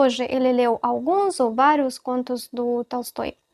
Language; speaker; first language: Portuguese; non-native, fluent; Russian